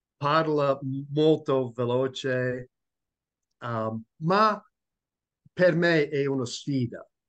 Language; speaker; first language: Italian; non-native, learner; English